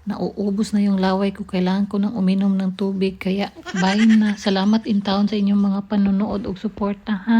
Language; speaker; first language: Filipino; non-native, local second language; Cebuano